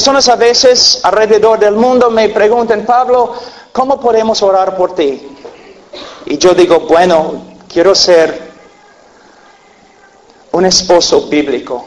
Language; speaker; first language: Spanish; non-native, fluent; English